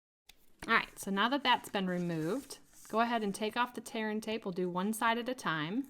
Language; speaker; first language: English; native; English